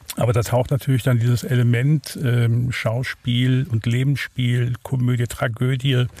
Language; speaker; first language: German; native; German